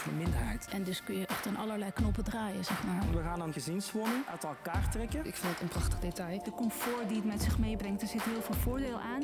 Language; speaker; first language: Dutch; non-native, fluent; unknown